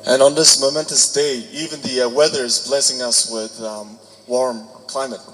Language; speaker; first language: English; non-native, fluent; Mongolian